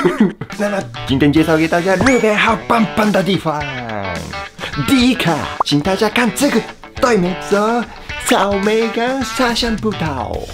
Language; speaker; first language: Chinese; non-native, fluent; Japanese